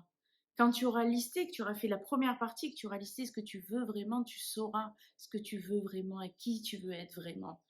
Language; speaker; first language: French; native; French